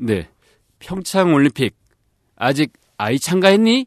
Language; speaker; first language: Korean; native; Korean